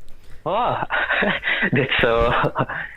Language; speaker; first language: English; non-native, learner; Indonesian